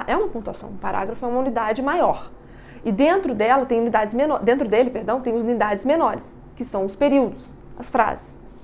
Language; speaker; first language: Portuguese; native; Portuguese